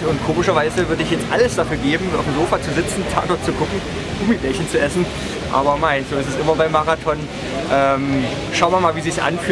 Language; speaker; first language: German; native; German